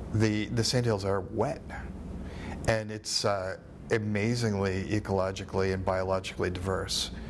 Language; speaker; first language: English; native; English